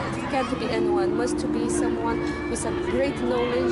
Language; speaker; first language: English; non-native, learner; Portuguese